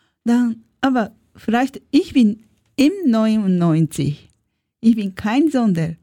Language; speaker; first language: German; non-native, learner; Japanese